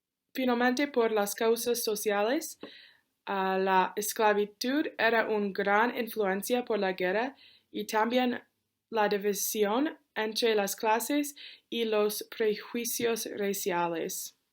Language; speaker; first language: Spanish; non-native, learner; English